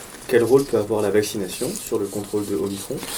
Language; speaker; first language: French; native; French